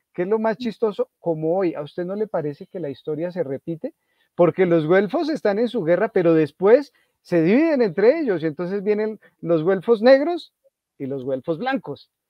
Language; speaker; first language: Spanish; native; Spanish